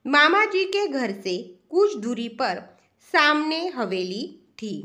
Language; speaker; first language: Hindi; non-native, local second language; Marathi